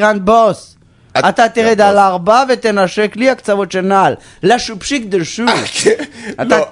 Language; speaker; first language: Hebrew; native; Hebrew